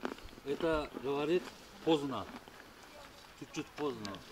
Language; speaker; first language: Russian; non-native, learner; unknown